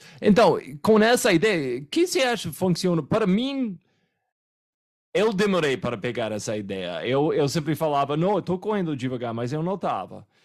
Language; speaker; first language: Portuguese; non-native, fluent; English